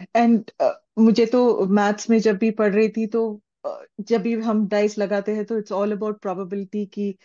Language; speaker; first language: Hindi; non-native, local second language; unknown